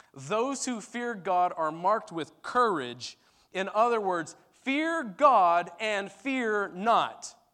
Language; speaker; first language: English; early bilingual, other home language; Turkish